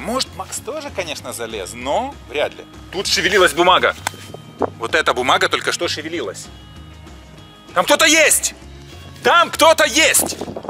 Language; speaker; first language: Russian; native; Russian